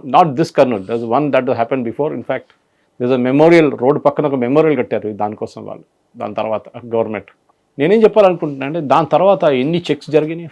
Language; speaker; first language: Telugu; non-native, fluent; Malayalam